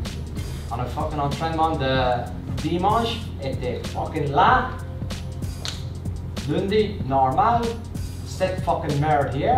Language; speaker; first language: French; non-native, learner; English